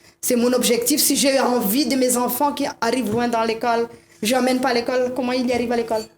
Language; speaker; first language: French; non-native, local second language; Malagasy